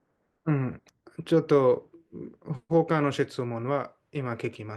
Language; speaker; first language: Japanese; non-native, fluent; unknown